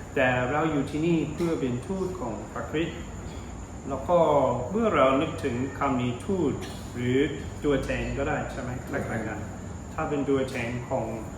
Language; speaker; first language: Thai; non-native, fluent; English